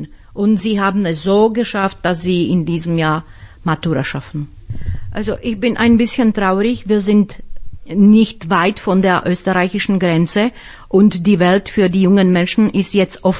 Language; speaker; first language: German; non-native, fluent; Slovak